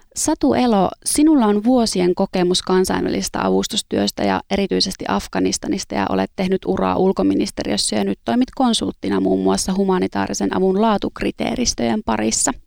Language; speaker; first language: Finnish; native; Finnish